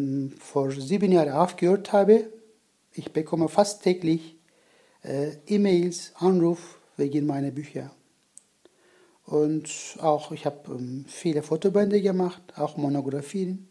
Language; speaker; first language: German; non-native, learner; Turkish